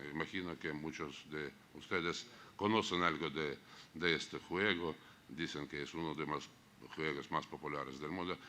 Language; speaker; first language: Spanish; non-native, fluent; Russian